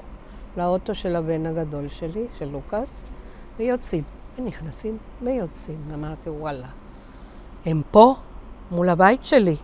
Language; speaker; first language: Hebrew; non-native, fluent; Spanish